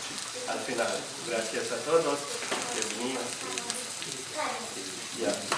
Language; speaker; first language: Spanish; non-native, fluent; Urdu